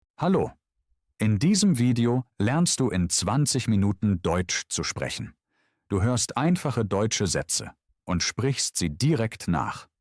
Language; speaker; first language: German; non-native, fluent; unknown